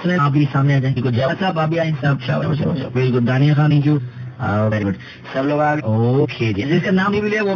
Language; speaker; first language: Urdu; native; Urdu